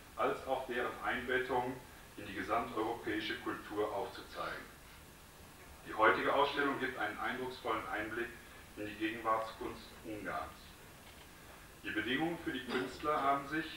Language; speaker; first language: German; native; German